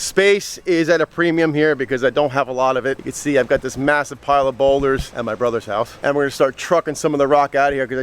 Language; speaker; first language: English; native; English